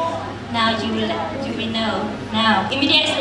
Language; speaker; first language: English; non-native, learner; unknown